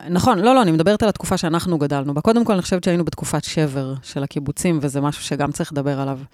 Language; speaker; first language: Hebrew; native; Hebrew